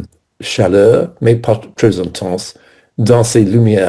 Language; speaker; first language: French; non-native, fluent; English